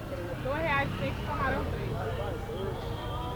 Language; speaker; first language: Portuguese; native; Portuguese